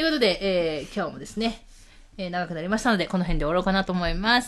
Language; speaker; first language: Japanese; native; Japanese